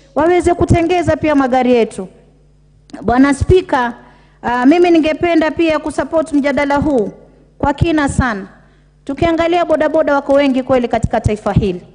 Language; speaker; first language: Swahili; native; Swahili